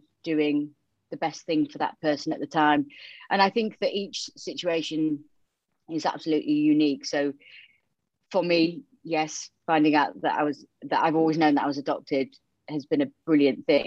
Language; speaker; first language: English; native; English